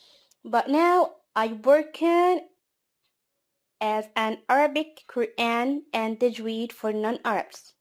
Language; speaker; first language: English; non-native, fluent; Arabic